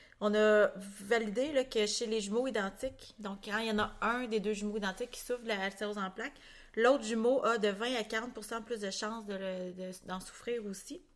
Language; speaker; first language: French; native; French